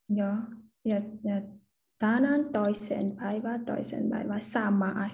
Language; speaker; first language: Finnish; non-native, learner; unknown